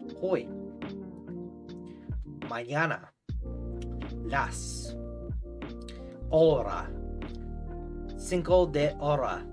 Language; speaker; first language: Spanish; non-native, learner; English